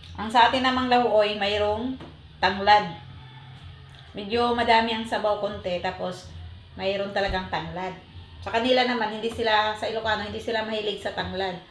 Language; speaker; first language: Filipino; non-native, local second language; Cebuano